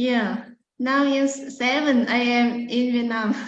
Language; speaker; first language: English; non-native, learner; Vietnamese